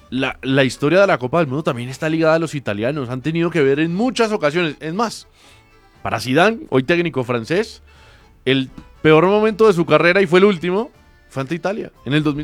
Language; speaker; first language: Spanish; native; Spanish